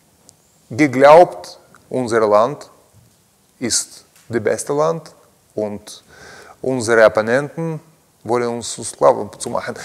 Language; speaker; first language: German; non-native, learner; Russian